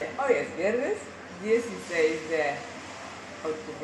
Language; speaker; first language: Spanish; non-native, learner; Polish